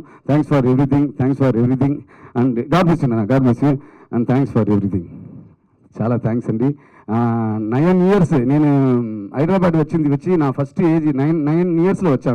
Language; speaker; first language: Telugu; non-native, fluent; Tamil